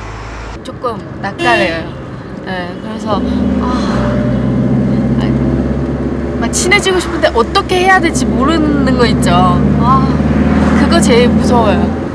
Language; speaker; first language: Korean; non-native, fluent; Chinese